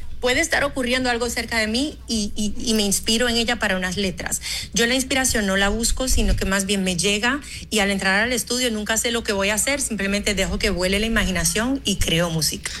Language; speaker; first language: Spanish; early bilingual, other home language; Haitian Creole